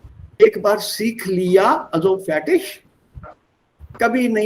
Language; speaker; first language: German; non-native, fluent; Hindi